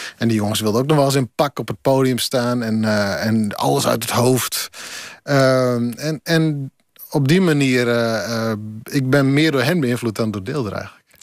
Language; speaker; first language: Dutch; non-native, local second language; Western Frisian